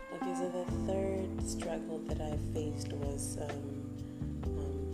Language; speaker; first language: English; non-native, fluent; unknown